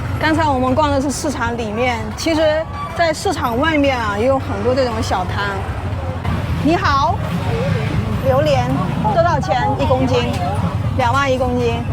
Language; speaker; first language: Chinese; native; Chinese